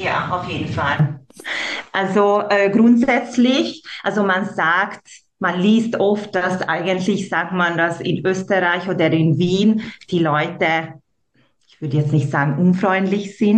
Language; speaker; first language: German; non-native, local second language; Hungarian